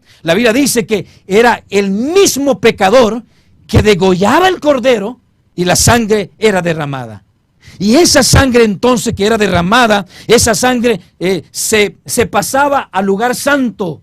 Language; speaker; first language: Spanish; native; Spanish